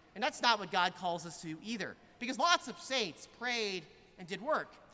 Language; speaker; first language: English; native; English